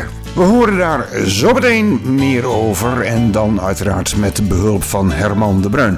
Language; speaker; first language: Dutch; native; Dutch